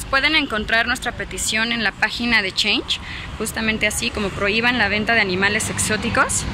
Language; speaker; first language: Spanish; native; Spanish